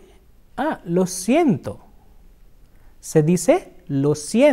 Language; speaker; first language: Spanish; non-native, fluent; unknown